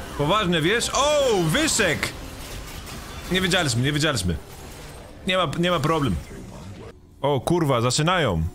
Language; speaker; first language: Polish; non-native, learner; Swedish